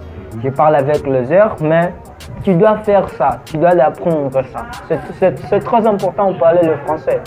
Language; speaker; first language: French; non-native, learner; Portuguese